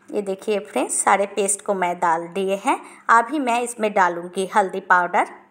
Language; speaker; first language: Hindi; non-native, local second language; Bangla